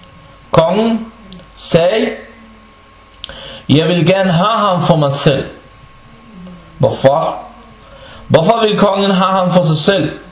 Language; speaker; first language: Danish; non-native, local second language; Arabic